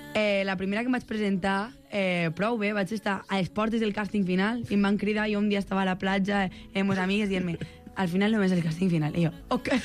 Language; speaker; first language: Catalan; native; Catalan